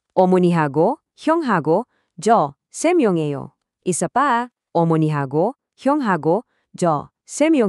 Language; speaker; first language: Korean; non-native, fluent; Filipino